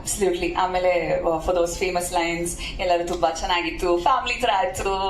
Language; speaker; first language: Kannada; native; Kannada